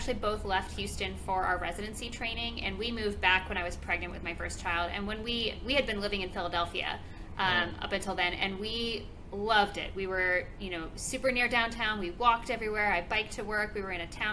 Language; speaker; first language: English; native; English